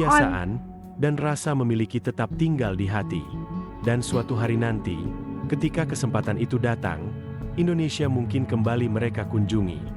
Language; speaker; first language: Indonesian; native; Indonesian